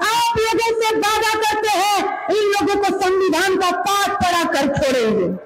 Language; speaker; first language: Hindi; non-native, local second language; Bangla